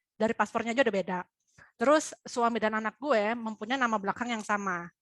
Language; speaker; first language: Indonesian; native; Indonesian